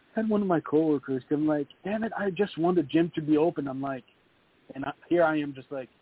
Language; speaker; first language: English; non-native, fluent; French